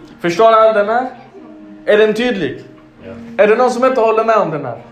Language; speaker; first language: Swedish; non-native, fluent; Arabic